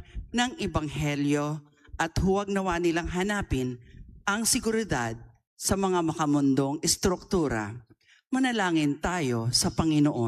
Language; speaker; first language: Filipino; native; Filipino